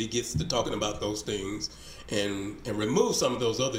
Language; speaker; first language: English; native; English